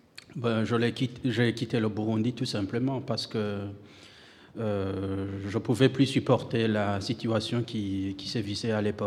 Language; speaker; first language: French; non-native, local second language; Rundi